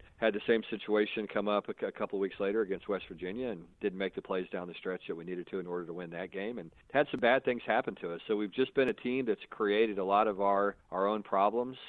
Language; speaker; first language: English; native; English